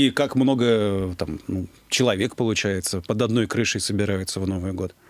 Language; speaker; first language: Russian; native; Russian